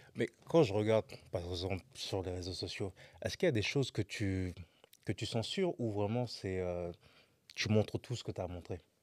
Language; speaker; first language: French; native; French